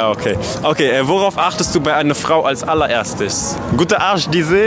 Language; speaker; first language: German; native; German